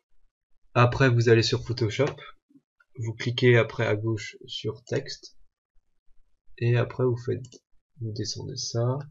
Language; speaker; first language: French; native; French